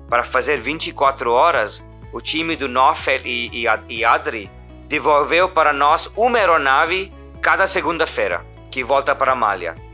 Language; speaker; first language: Portuguese; non-native, learner; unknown